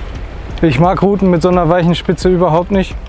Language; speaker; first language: German; native; German